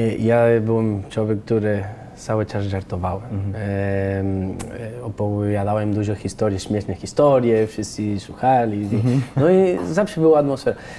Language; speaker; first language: Polish; non-native, fluent; Spanish